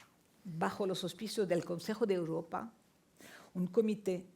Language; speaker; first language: Spanish; non-native, fluent; French